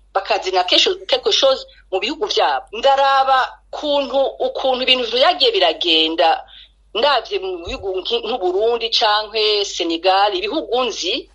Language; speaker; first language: Rundi; native; Rundi